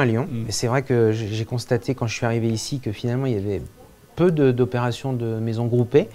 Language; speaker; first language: French; native; French